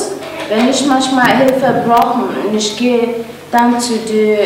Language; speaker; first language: German; non-native, learner; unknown